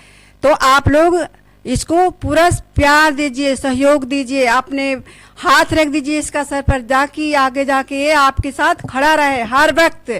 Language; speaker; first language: Hindi; native; Hindi